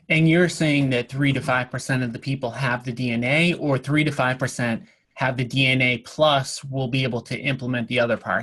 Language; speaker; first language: English; native; English